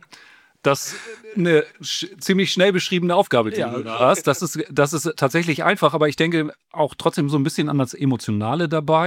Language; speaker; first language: German; native; German